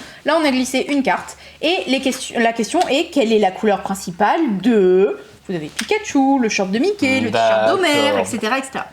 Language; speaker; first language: French; native; French